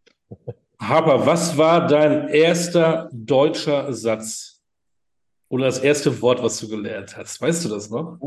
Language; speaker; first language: German; native; German